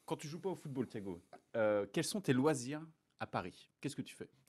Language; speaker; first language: French; native; French